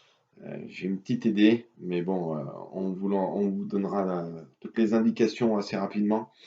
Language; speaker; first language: French; native; French